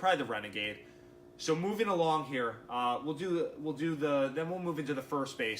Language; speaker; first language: English; native; English